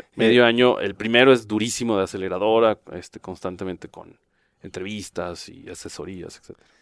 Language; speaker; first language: Spanish; native; Spanish